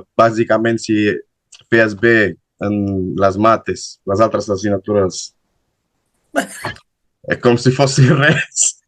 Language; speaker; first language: Catalan; non-native, fluent; Romanian